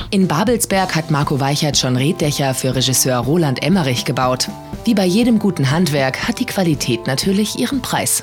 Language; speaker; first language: German; native; German